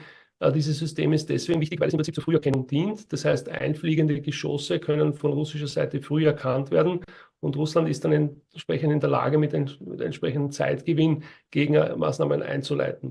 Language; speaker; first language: German; native; German